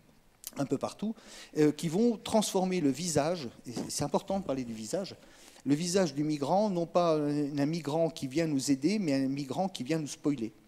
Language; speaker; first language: French; native; French